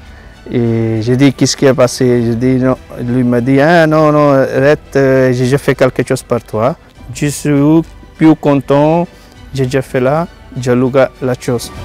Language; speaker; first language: French; non-native, learner; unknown